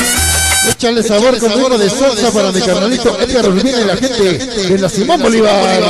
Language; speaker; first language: Spanish; native; Spanish